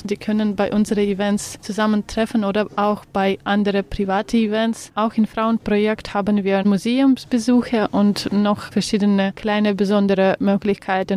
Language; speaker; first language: German; non-native, learner; Russian